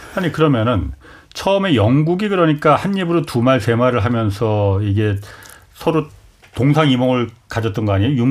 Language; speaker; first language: Korean; native; Korean